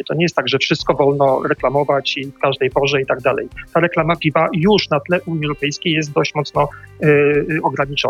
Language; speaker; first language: Polish; native; Polish